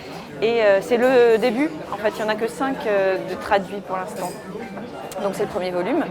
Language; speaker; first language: French; native; French